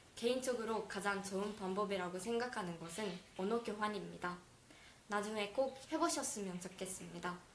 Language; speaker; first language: Korean; non-native, fluent; Japanese